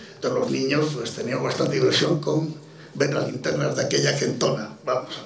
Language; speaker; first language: Spanish; native; Spanish